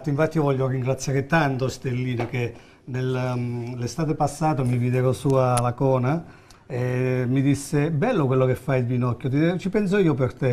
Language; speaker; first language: Italian; native; Italian